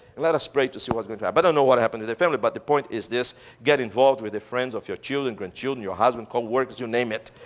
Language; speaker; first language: English; non-native, fluent; Portuguese